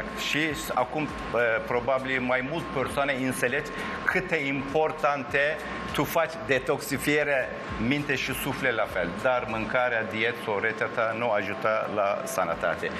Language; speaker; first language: Romanian; non-native, learner; Turkish